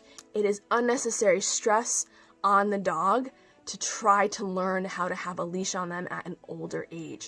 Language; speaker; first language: English; native; English